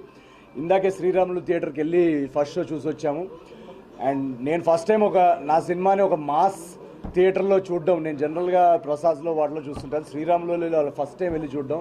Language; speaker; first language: Telugu; native; Telugu